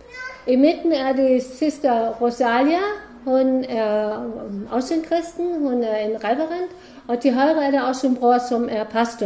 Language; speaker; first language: Danish; non-native, fluent; German